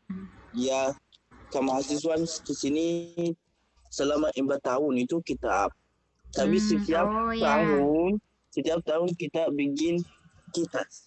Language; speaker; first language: Indonesian; non-native, fluent; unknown